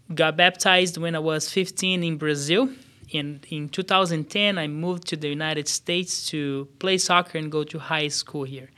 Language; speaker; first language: English; non-native, fluent; Portuguese